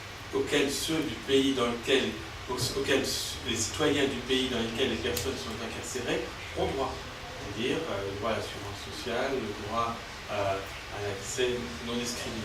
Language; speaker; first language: French; native; French